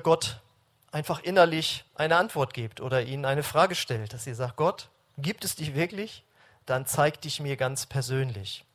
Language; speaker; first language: German; native; German